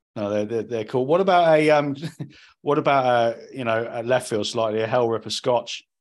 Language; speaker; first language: English; native; English